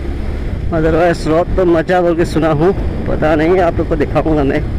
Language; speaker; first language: Hindi; non-native, local second language; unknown